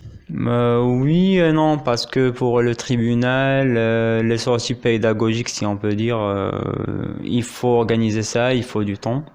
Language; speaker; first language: French; non-native, local second language; Arabic